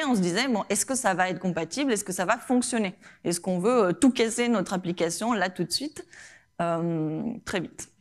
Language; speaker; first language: French; non-native, fluent; Spanish